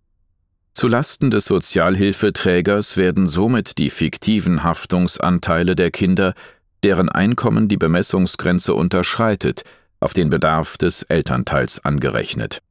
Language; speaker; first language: German; native; German